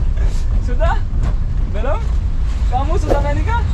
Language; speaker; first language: Indonesian; non-native, learner; Urdu